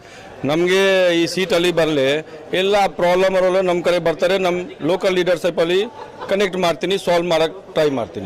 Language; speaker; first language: Kannada; non-native, learner; Hindi